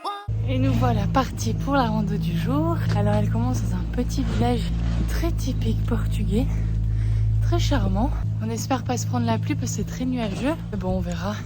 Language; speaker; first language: French; native; French